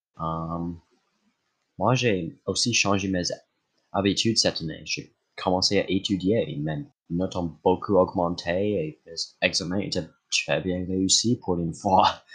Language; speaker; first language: French; non-native, local second language; English